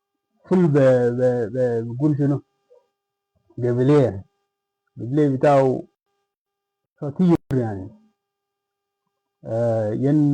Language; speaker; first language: Arabic; non-native, local second language; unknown